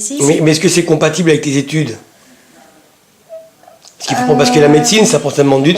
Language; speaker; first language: French; native; French